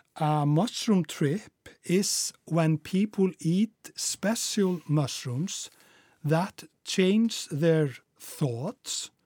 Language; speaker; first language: English; non-native, fluent; Icelandic